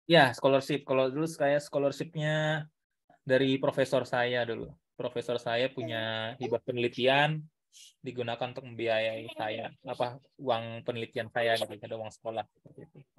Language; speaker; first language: Indonesian; native; Indonesian